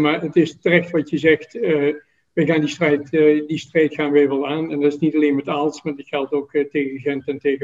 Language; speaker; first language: Dutch; native; Dutch